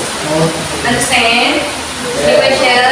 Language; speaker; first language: English; non-native, learner; Indonesian